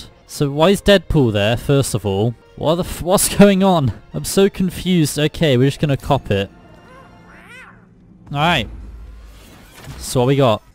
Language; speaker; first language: English; native; English